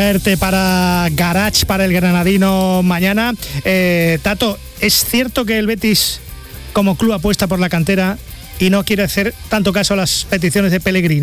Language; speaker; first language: Spanish; native; Spanish